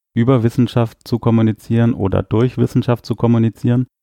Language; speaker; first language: German; native; German